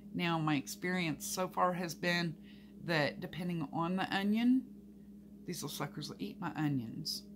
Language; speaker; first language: English; native; English